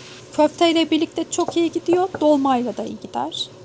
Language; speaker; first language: Turkish; native; Turkish